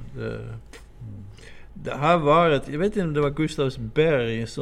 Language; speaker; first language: Swedish; non-native, fluent; Dutch